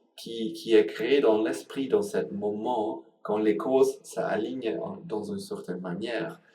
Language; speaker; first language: French; non-native, learner; Sinhala